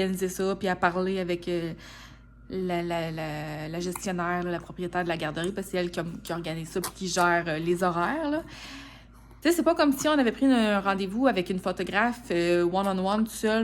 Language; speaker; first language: French; native; French